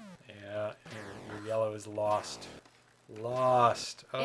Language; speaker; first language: English; native; English